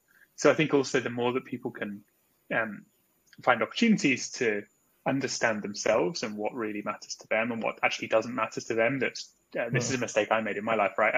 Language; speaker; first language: English; native; English